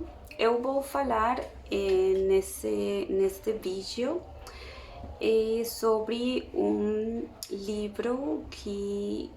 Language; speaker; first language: Portuguese; non-native, learner; Spanish